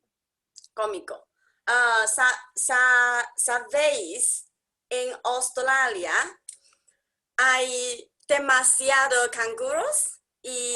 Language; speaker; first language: Spanish; non-native, learner; English